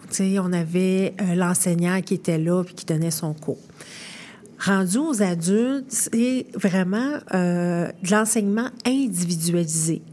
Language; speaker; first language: French; native; French